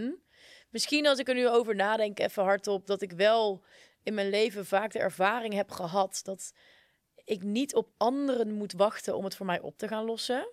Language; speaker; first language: Dutch; native; Dutch